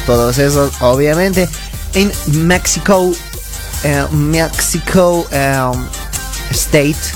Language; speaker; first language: Spanish; native; Spanish